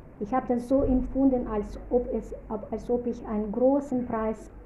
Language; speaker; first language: German; non-native, fluent; Russian